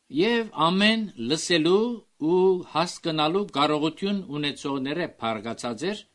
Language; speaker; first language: Armenian; early bilingual, heritage; Armenian